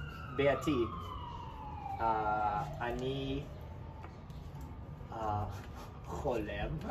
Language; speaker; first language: Hebrew; non-native, learner; English